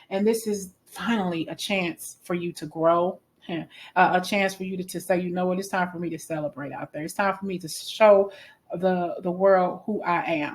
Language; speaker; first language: English; native; English